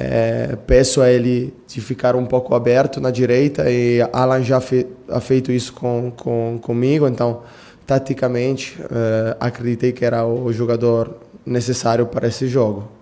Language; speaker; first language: Portuguese; non-native, fluent; Italian